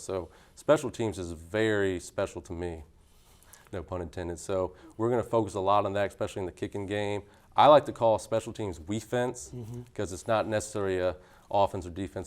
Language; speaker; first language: English; native; English